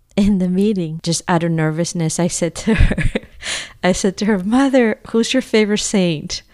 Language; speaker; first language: English; non-native, fluent; Spanish